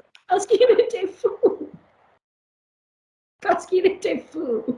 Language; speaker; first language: French; non-native, learner; English